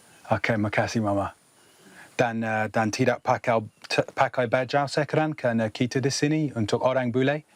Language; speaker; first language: Indonesian; non-native, learner; English